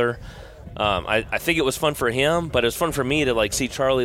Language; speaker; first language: English; native; English